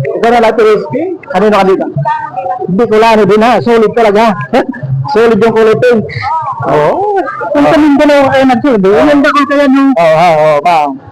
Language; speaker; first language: Filipino; non-native, local second language; Bikol